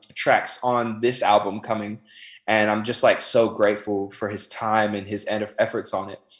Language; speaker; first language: English; native; English